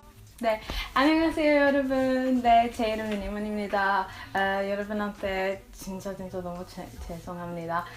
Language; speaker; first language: Korean; non-native, learner; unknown